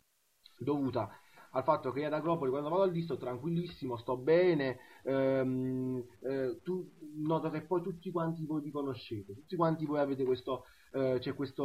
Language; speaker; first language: Italian; native; Italian